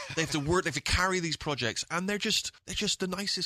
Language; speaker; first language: English; native; English